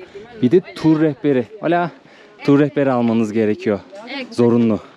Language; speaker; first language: Turkish; native; Turkish